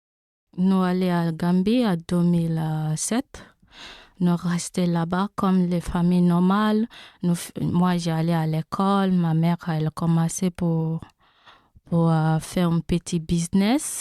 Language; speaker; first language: French; non-native, learner; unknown